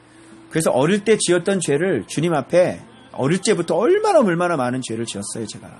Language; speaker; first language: Korean; native; Korean